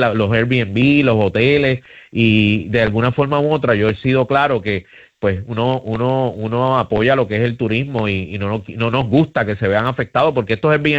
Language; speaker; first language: Spanish; native; Spanish